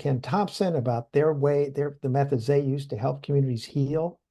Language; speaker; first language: English; native; English